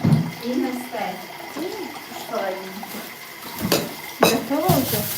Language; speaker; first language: Russian; non-native, local second language; Tajik